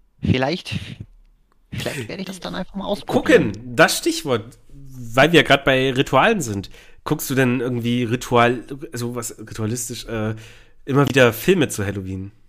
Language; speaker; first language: German; native; German